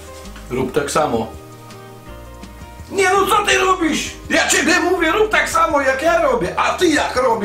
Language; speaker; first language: Polish; non-native, fluent; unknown